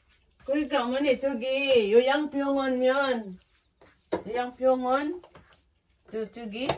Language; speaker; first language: Korean; non-native, learner; Filipino